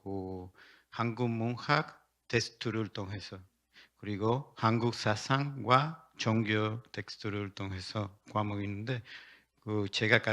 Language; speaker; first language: Korean; non-native, learner; Spanish